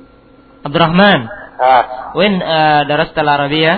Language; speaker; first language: Arabic; non-native, fluent; Indonesian